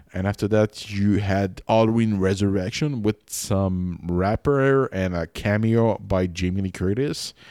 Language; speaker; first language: English; non-native, fluent; French